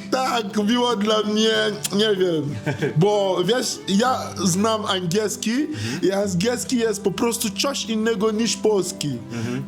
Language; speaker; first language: Polish; non-native, learner; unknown